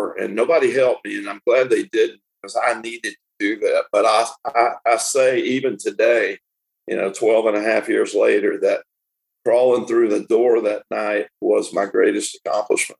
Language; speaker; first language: English; native; English